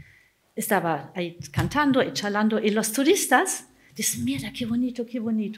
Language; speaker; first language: Spanish; non-native, learner; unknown